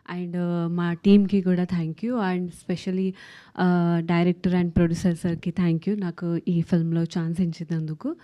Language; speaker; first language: Telugu; non-native, fluent; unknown